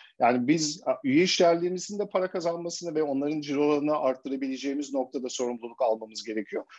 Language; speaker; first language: Turkish; early bilingual, heritage; Turkish